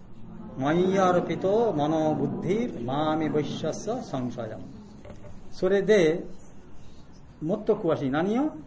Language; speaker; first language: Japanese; non-native, fluent; Bangla